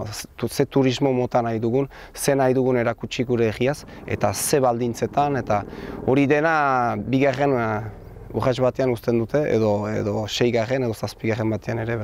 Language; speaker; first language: Basque; native; Basque